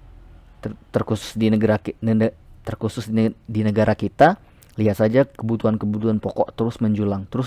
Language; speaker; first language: Indonesian; native; Indonesian